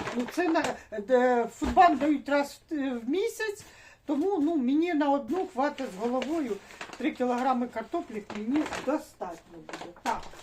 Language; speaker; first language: Ukrainian; native; Ukrainian